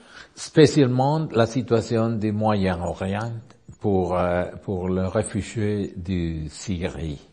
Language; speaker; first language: French; non-native, learner; Spanish